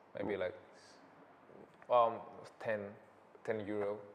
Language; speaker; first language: English; non-native, learner; Indonesian